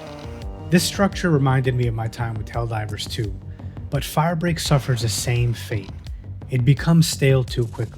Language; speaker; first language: English; native; English